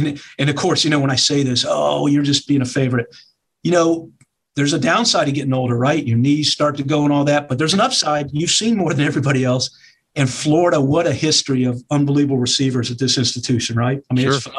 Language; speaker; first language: English; native; English